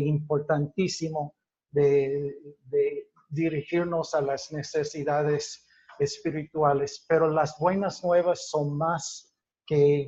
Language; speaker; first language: Spanish; non-native, fluent; English